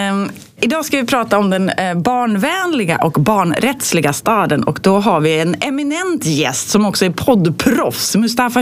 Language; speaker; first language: Swedish; native; Swedish